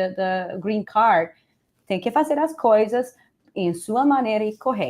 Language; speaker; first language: Portuguese; non-native, fluent; Spanish